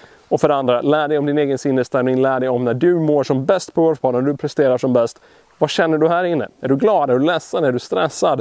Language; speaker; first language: Swedish; native; Swedish